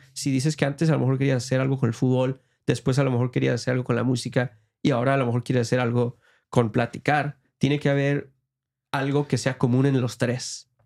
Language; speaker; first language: Spanish; early bilingual, heritage; Spanish